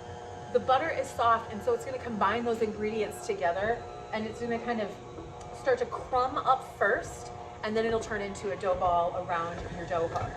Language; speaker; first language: English; native; English